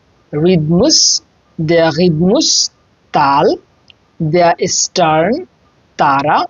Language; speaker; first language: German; non-native, fluent; Bangla